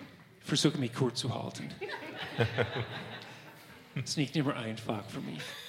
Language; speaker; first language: German; non-native, fluent; English